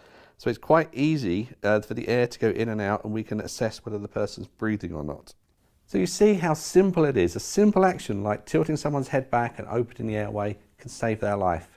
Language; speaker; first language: English; native; English